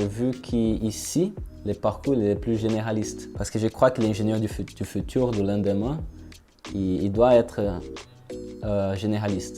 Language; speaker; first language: French; non-native, learner; Portuguese